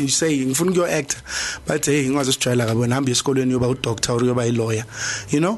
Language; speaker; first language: English; non-native, local second language; Zulu